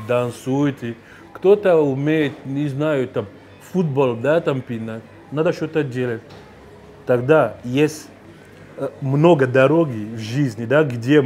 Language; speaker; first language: Russian; non-native, fluent; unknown